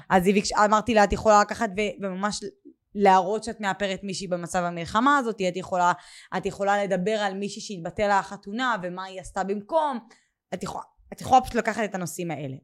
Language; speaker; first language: Hebrew; native; Hebrew